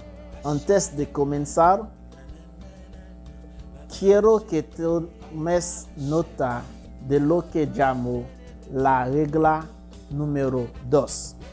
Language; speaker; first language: Spanish; non-native, fluent; Haitian Creole